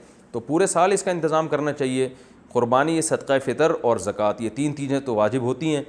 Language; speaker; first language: Urdu; native; Urdu